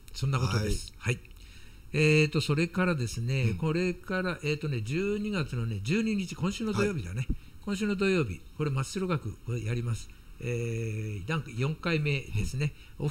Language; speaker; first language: Japanese; native; Japanese